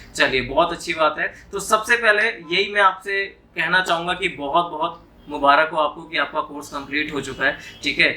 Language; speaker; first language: Hindi; native; Hindi